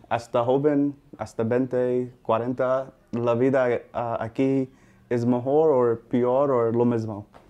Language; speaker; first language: Spanish; non-native, learner; English